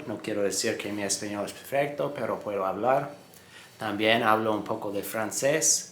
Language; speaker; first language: Spanish; non-native, fluent; English